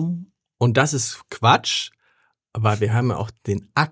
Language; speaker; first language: German; native; German